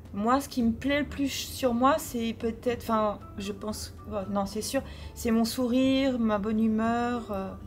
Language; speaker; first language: French; early bilingual, other home language; Portuguese